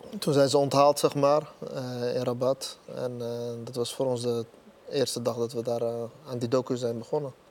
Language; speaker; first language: Dutch; early bilingual, other home language; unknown